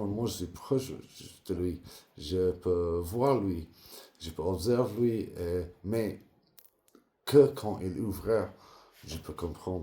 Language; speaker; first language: French; non-native, learner; English